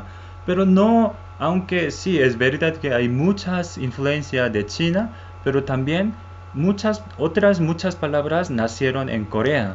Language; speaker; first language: Spanish; non-native, fluent; Korean